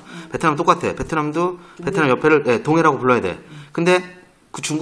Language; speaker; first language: Korean; native; Korean